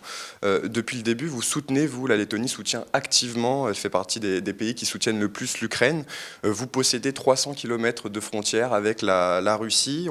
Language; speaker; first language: French; native; French